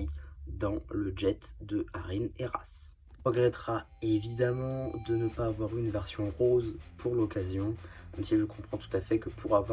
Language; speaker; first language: French; native; French